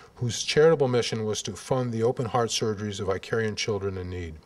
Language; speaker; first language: English; native; English